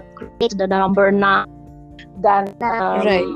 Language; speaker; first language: English; non-native, fluent; Italian